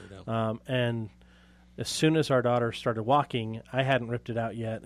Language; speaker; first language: English; native; English